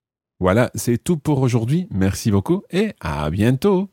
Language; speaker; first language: French; non-native, fluent; English